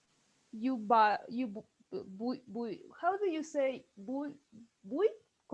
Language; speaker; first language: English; non-native, learner; Spanish